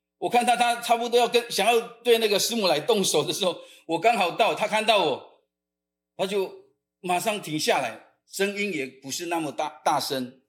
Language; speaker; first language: Chinese; non-native, local second language; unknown